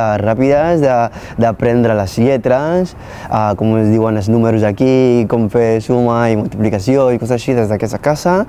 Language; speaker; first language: Catalan; non-native, fluent; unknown